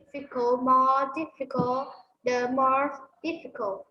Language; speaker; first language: English; non-native, learner; Vietnamese